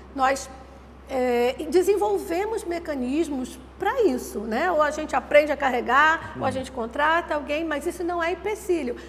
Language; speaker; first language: Portuguese; native; Portuguese